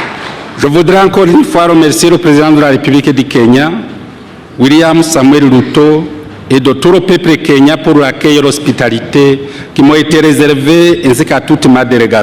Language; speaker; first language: French; non-native, local second language; Rundi